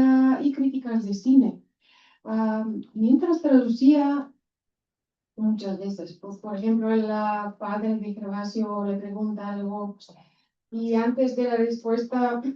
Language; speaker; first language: Spanish; non-native, fluent; Bulgarian